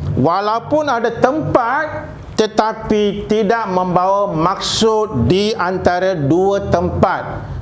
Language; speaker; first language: Malay; non-native, local second language; Tamil